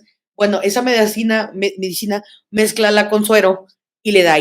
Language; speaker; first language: Spanish; native; Spanish